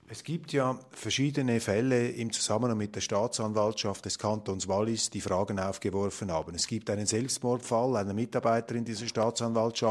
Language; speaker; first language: German; native; German